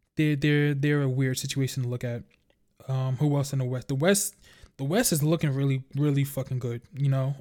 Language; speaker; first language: English; native; English